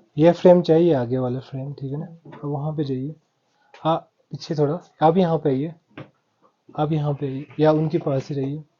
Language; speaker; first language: Hindi; non-native, local second language; Balti